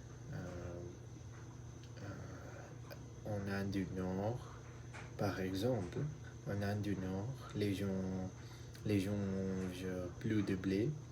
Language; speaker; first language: French; non-native, learner; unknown